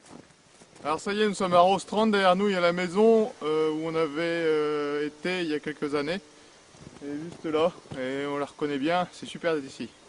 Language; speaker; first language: French; native; French